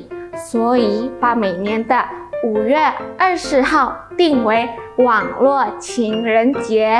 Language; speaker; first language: Chinese; non-native, learner; Indonesian